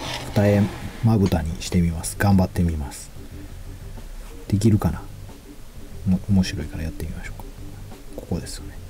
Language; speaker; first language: Japanese; native; Japanese